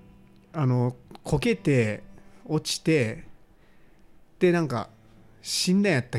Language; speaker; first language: Japanese; native; Japanese